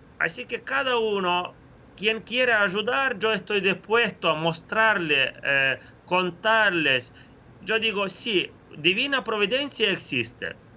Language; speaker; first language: Spanish; non-native, fluent; Ukrainian